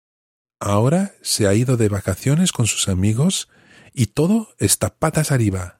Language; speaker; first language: Spanish; non-native, fluent; English